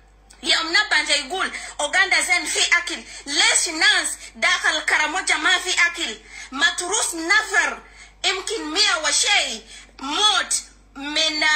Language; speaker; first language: Arabic; non-native, learner; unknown